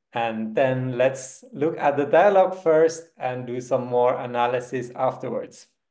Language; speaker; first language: English; non-native, fluent; German